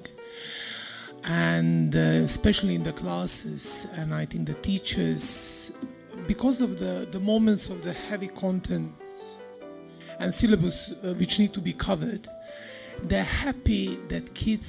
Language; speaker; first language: English; non-native, fluent; Serbian